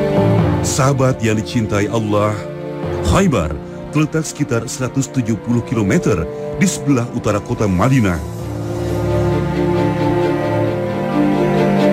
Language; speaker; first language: Indonesian; native; Indonesian